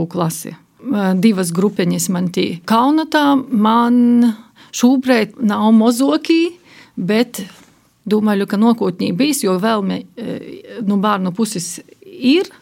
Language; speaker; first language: Latvian; native; Latvian